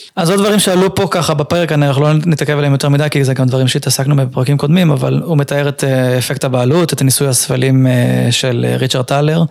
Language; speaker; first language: Hebrew; native; Hebrew